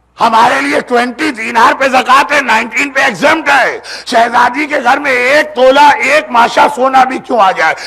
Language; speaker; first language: Urdu; native; Urdu